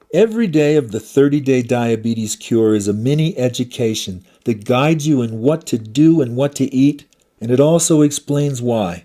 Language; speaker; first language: English; native; English